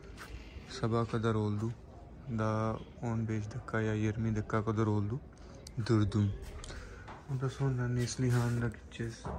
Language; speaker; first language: Turkish; non-native, learner; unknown